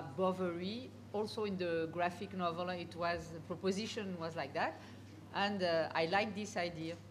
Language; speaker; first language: English; non-native, learner; French